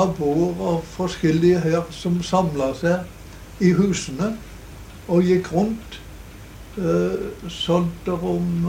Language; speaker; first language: Norwegian; native; Norwegian